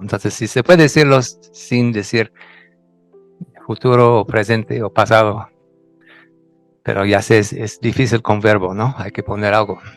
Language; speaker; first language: Spanish; non-native, fluent; English